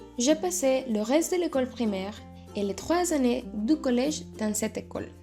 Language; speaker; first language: French; non-native, learner; Spanish